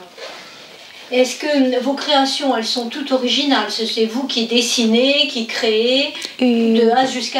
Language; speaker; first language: French; native; French